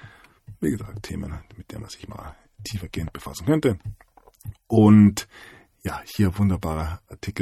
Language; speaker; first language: German; native; German